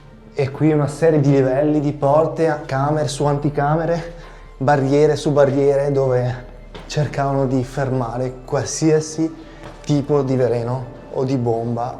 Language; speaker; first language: Italian; native; Italian